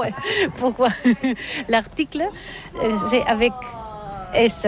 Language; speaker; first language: French; non-native, learner; Catalan